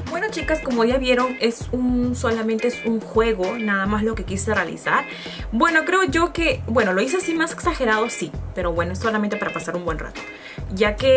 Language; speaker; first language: Spanish; native; Spanish